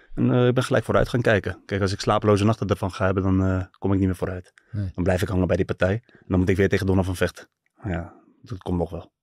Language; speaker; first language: Dutch; early bilingual, other home language; Turkish